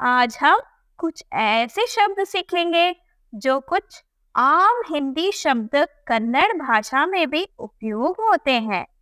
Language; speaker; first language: Hindi; non-native, local second language; Kannada